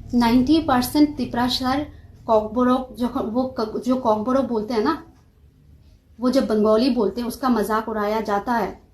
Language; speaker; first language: Hindi; non-native, local second language; Kok Borok